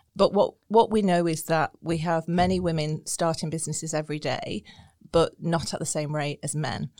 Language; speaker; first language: English; native; English